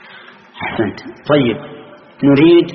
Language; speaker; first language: Arabic; native; Arabic